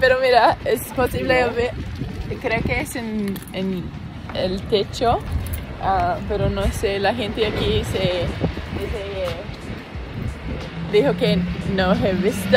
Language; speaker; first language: Spanish; non-native, learner; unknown